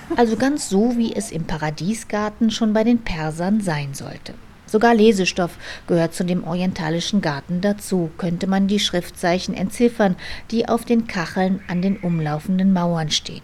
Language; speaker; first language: German; native; German